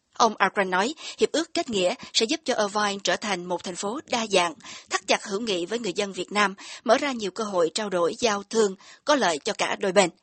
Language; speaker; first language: Vietnamese; native; Vietnamese